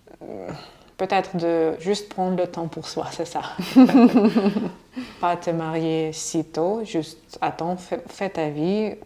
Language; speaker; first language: French; non-native, fluent; Russian